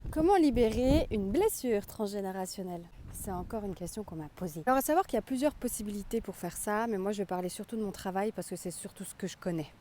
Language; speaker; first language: French; native; French